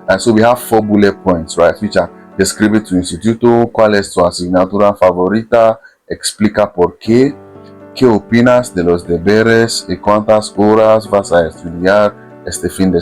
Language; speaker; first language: Spanish; non-native, fluent; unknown